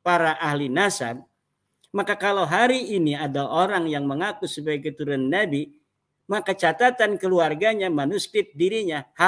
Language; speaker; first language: Indonesian; native; Indonesian